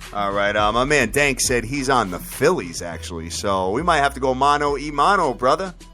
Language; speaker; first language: English; native; English